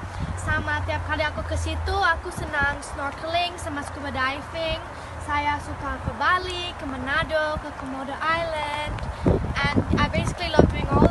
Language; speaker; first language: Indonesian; early bilingual, heritage; English